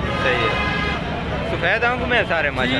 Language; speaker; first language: Hindi; non-native, local second language; Saraiki